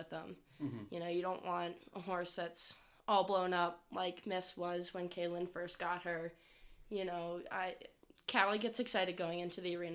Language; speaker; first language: English; native; English